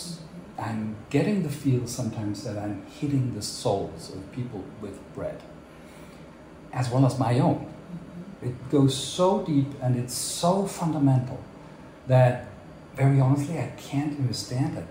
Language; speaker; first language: English; non-native, fluent; Swiss German